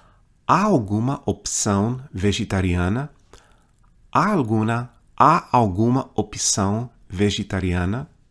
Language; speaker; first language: Portuguese; non-native, fluent; English